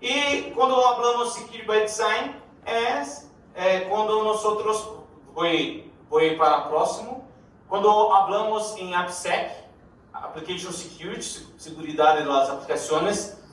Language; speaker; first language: Spanish; non-native, learner; Portuguese